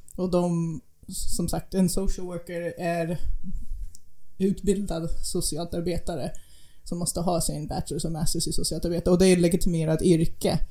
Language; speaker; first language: Swedish; non-native, fluent; English